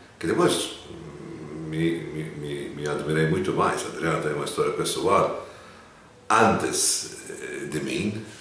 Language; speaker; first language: Portuguese; non-native, fluent; Maltese